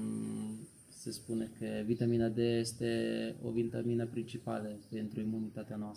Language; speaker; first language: Romanian; non-native, learner; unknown